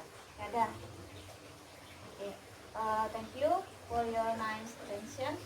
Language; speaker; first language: English; non-native, learner; Indonesian